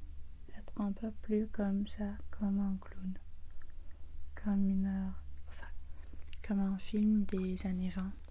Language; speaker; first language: French; non-native, learner; English